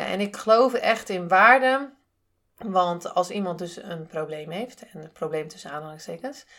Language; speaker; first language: Dutch; native; Dutch